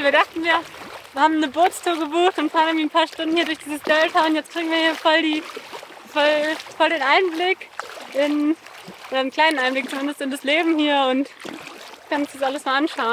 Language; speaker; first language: German; native; German